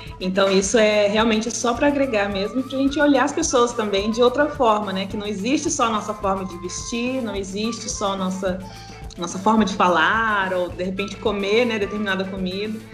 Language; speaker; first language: Portuguese; native; Portuguese